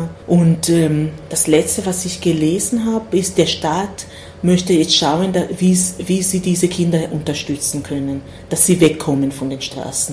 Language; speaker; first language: German; non-native, fluent; Swahili